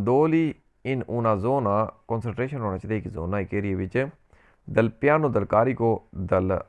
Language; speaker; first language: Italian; non-native, learner; Punjabi